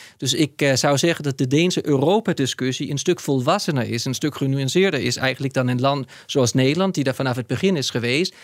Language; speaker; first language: Dutch; non-native, fluent; Danish